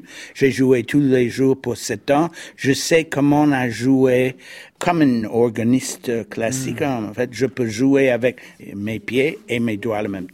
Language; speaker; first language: French; non-native, fluent; English